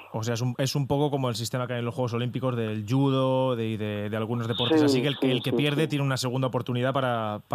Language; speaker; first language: Spanish; native; Spanish